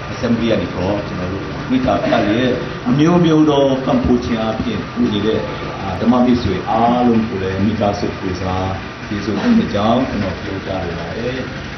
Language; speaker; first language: Burmese; non-native, local second language; Hakha Chin